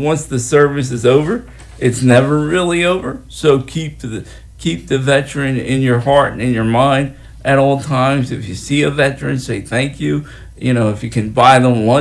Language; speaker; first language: English; native; English